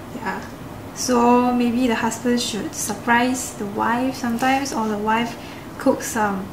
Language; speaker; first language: English; non-native, local second language; Chinese